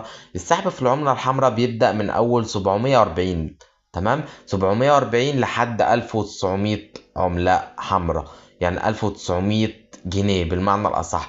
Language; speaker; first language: Arabic; native; Arabic